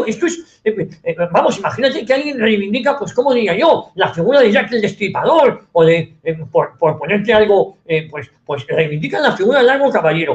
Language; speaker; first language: Spanish; native; Spanish